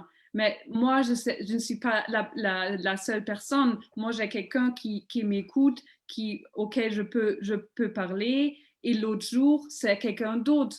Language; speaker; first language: French; non-native, local second language; German